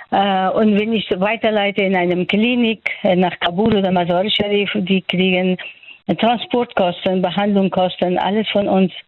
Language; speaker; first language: German; non-native, fluent; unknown